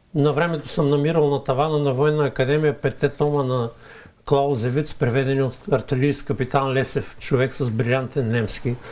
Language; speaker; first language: Bulgarian; native; Bulgarian